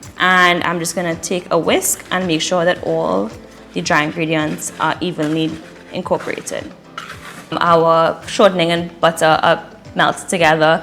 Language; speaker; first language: English; native; English